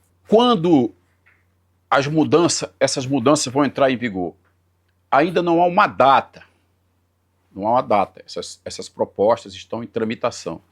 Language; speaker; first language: Portuguese; native; Portuguese